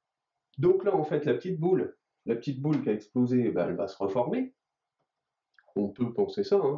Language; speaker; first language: French; native; French